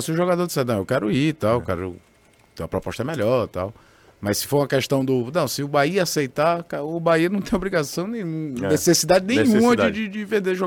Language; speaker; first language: Portuguese; native; Portuguese